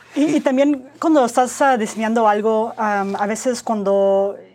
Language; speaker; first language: Spanish; early bilingual, heritage; Spanish